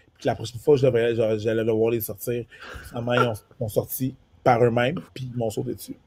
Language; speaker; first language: French; early bilingual, other home language; Haitian Creole